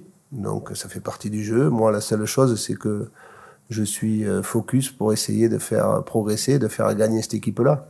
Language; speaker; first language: French; native; French